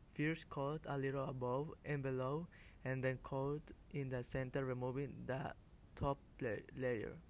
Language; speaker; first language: English; non-native, learner; Spanish